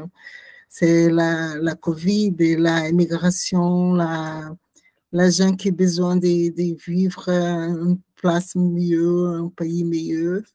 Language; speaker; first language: French; non-native, learner; Portuguese